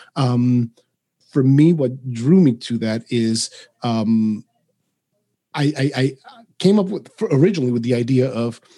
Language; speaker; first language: English; early bilingual, other home language; Spanish